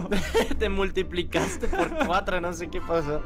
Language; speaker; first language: Spanish; native; Spanish